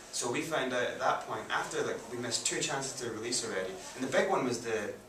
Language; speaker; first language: English; native; English